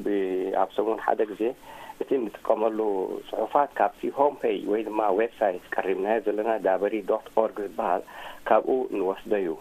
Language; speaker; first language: Tigrinya; non-native, local second language; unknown